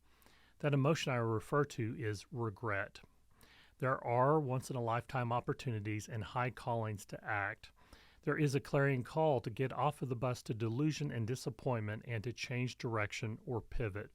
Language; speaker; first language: English; native; English